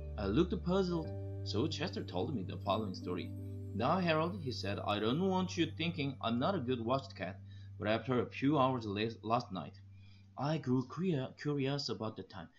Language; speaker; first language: English; non-native, fluent; Korean